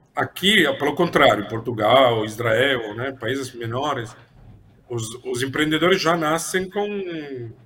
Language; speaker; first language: Portuguese; non-native, fluent; Italian